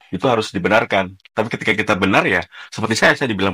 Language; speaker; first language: Indonesian; native; Indonesian